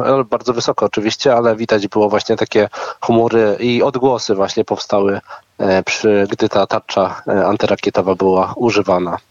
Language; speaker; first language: Polish; native; Polish